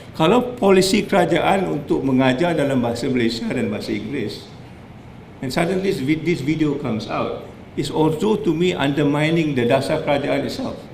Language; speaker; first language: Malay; native; Malay